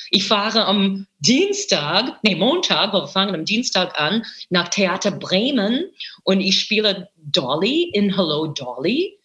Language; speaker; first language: German; non-native, fluent; English